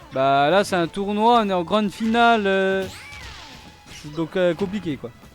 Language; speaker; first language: French; native; French